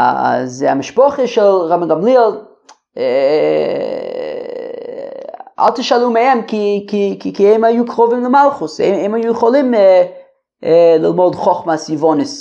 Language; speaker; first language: Hebrew; non-native, fluent; English